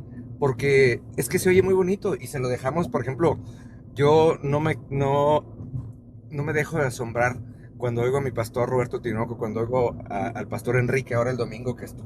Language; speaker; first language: Spanish; native; Spanish